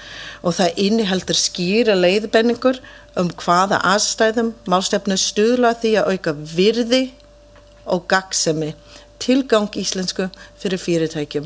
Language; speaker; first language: Icelandic; non-native, fluent; English